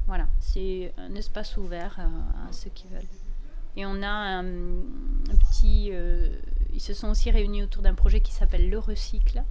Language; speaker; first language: French; native; French